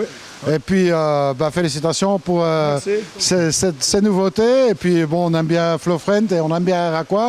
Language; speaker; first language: French; native; French